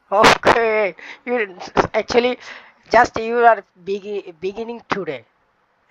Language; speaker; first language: English; non-native, learner; Bangla